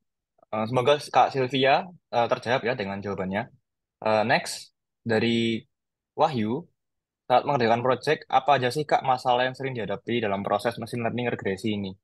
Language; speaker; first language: Indonesian; native; Indonesian